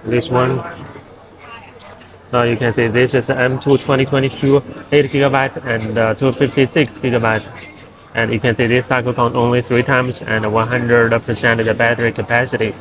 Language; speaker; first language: English; non-native, learner; Chinese